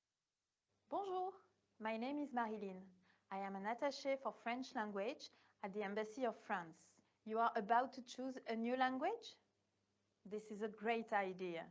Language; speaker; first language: English; non-native, fluent; French